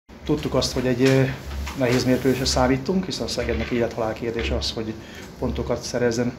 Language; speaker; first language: Hungarian; native; Hungarian